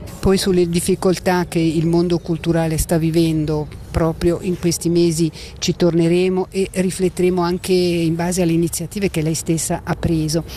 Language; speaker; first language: Italian; native; Italian